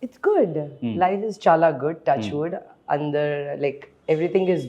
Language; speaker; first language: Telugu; non-native, local second language; Hindi